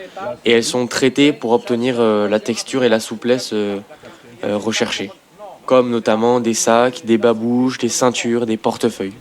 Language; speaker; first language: French; native; French